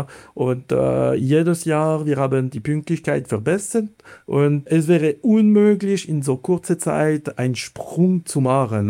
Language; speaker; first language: German; non-native, fluent; Italian